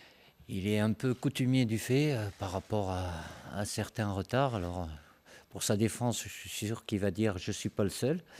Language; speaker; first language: French; native; French